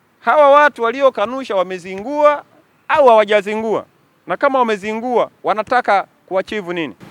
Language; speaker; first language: Swahili; native; Swahili